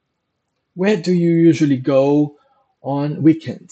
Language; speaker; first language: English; non-native, fluent; Portuguese